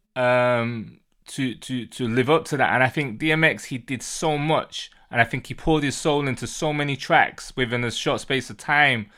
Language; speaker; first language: English; native; English